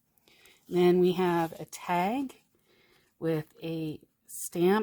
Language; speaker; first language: English; native; English